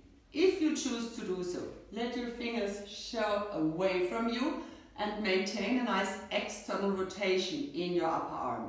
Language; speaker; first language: English; non-native, fluent; German